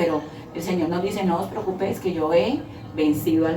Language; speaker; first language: Spanish; native; Spanish